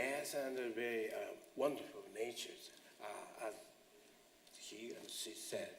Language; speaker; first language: English; non-native, fluent; Japanese